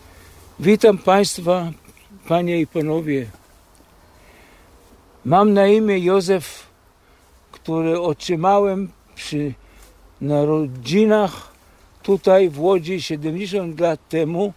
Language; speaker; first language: Polish; early bilingual, heritage; Polish